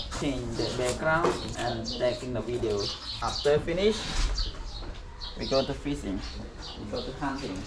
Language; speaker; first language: English; non-native, learner; Khmer